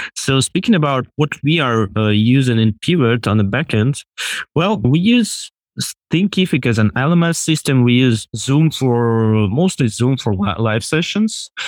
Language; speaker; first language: English; non-native, fluent; Russian